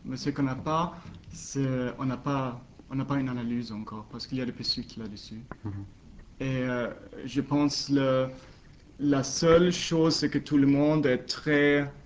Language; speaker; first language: French; non-native, fluent; Swedish